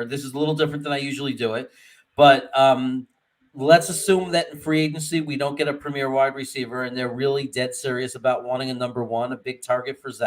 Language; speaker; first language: English; native; English